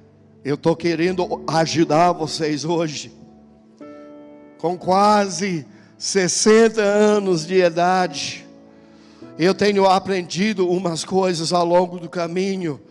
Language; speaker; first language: Portuguese; non-native, fluent; English